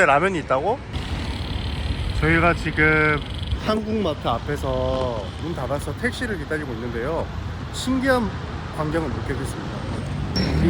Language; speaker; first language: Korean; native; Korean